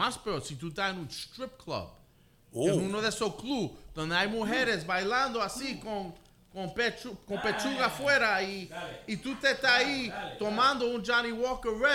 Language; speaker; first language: Spanish; early bilingual, heritage; English